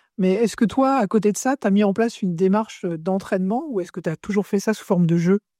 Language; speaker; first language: French; native; French